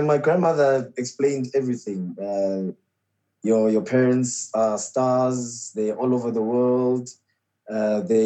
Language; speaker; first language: English; non-native, local second language; Xhosa